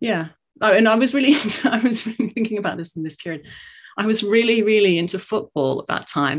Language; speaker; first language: English; native; English